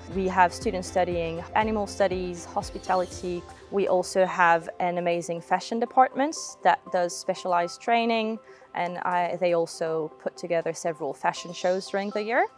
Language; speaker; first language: English; non-native, fluent; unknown